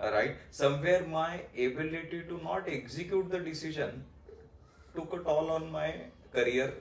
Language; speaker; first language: English; non-native, local second language; Marathi